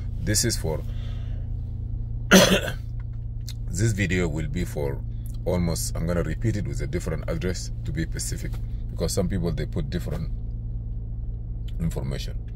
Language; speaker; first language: English; non-native, fluent; Arabic